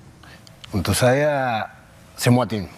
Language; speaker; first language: Indonesian; non-native, fluent; Spanish